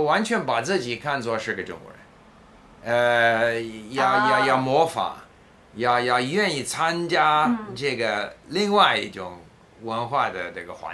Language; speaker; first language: Chinese; non-native, fluent; English